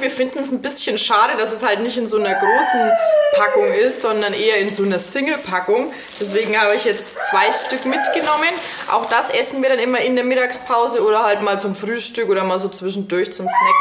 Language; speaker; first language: German; native; German